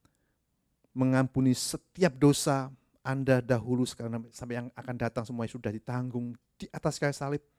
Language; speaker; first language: Indonesian; native; Indonesian